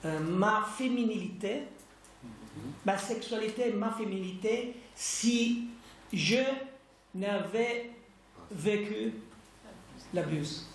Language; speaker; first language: French; non-native, fluent; Italian